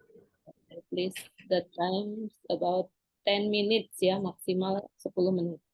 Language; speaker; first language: English; non-native, fluent; Indonesian